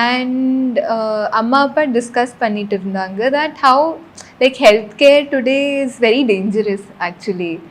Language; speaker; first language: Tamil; non-native, fluent; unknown